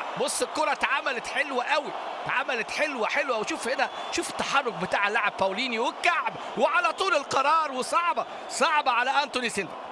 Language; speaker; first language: Arabic; native; Arabic